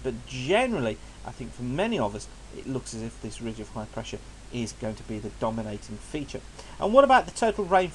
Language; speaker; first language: English; native; English